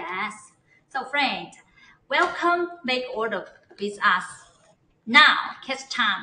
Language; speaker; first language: English; non-native, learner; Chinese